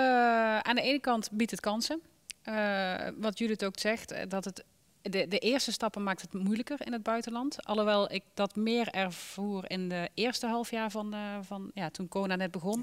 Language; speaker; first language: Dutch; native; Dutch